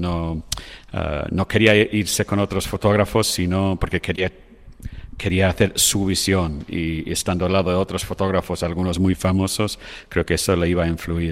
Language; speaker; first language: Spanish; non-native, fluent; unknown